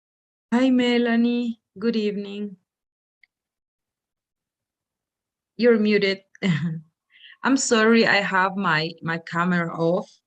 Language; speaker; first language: English; non-native, fluent; Spanish